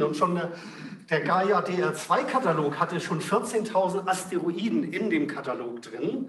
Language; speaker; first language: German; native; German